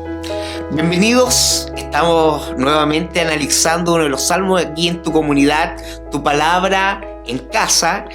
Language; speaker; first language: Spanish; native; Spanish